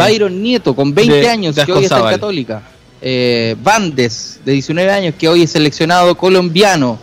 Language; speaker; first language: Spanish; native; Spanish